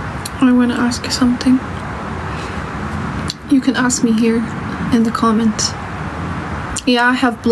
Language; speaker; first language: English; non-native, fluent; Amharic